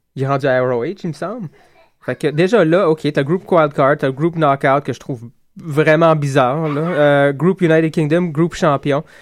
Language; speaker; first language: French; native; French